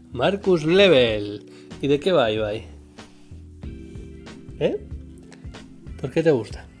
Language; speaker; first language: Spanish; native; Spanish